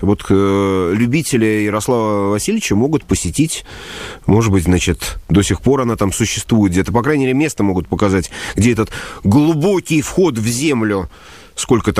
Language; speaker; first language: Russian; native; Russian